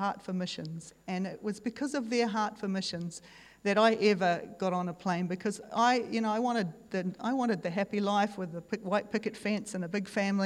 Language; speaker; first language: English; native; English